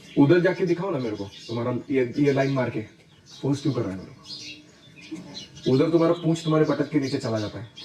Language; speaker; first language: Hindi; non-native, local second language; Marathi